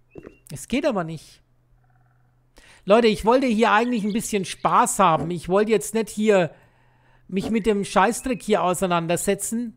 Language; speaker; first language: German; native; German